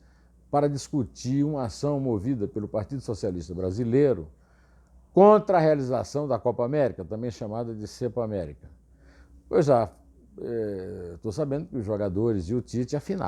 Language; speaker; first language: Portuguese; native; Portuguese